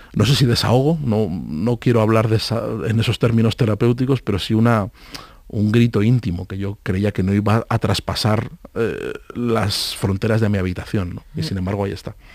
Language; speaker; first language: Spanish; native; Spanish